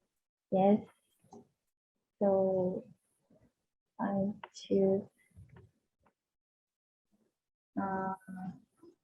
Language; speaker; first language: English; non-native, learner; Japanese